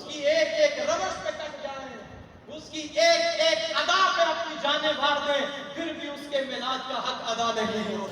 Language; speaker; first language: Urdu; native; Urdu